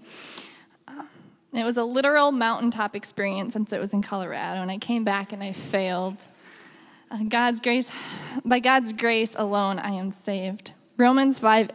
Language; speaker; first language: English; native; English